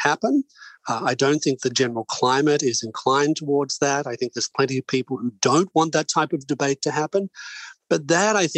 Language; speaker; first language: English; native; English